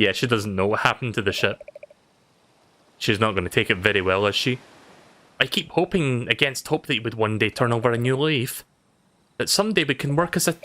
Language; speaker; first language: English; native; English